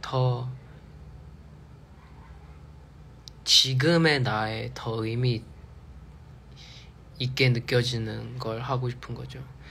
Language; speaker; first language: Korean; non-native, fluent; Chinese